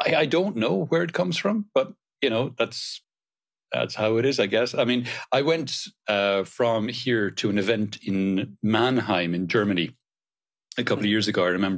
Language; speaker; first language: English; native; English